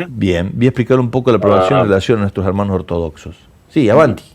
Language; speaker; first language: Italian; non-native, local second language; Spanish